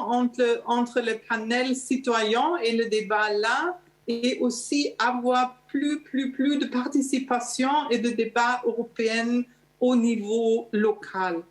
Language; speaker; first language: French; non-native, fluent; German